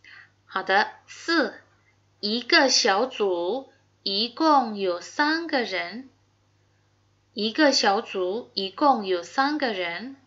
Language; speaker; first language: Chinese; non-native, fluent; Indonesian